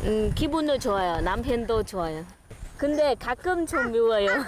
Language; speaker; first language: Korean; non-native, learner; Vietnamese